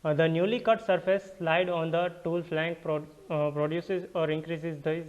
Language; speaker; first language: English; non-native, local second language; Gujarati